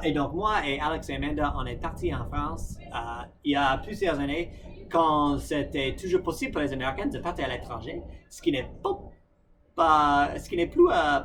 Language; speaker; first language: French; non-native, fluent; English